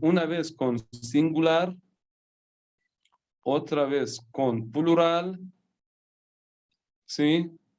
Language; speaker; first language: Spanish; non-native, fluent; Persian